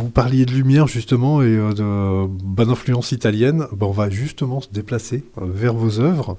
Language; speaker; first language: French; native; French